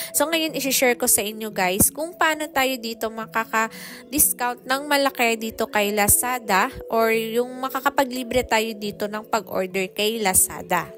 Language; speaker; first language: Filipino; non-native, local second language; Cebuano